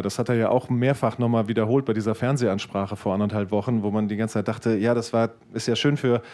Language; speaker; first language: German; native; German